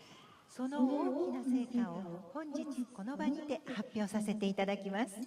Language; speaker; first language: Japanese; native; Japanese